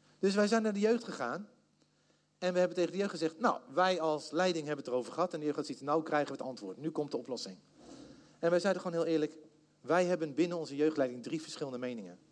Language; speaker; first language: Dutch; native; Dutch